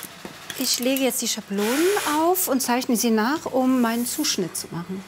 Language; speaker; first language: German; native; German